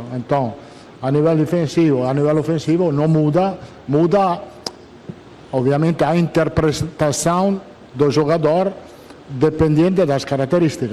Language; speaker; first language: Portuguese; non-native, fluent; Italian